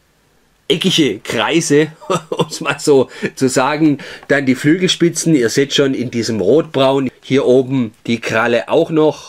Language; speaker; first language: German; native; German